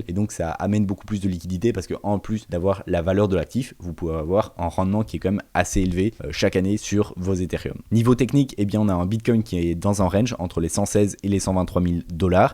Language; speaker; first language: French; native; French